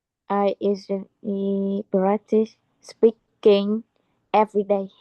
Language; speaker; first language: English; non-native, learner; Vietnamese